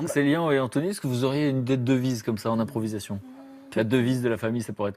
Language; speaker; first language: French; native; French